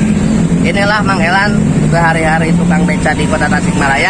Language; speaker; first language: Indonesian; non-native, local second language; Sundanese